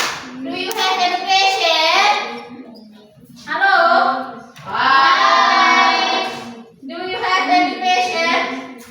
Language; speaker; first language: English; non-native, learner; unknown